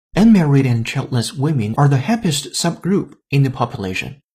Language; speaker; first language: English; non-native, fluent; Chinese